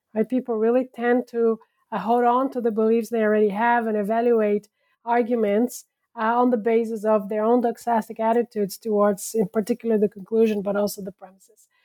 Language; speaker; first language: English; non-native, fluent; Portuguese